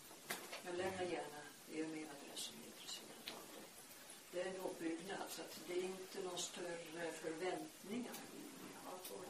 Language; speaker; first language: Swedish; non-native, fluent; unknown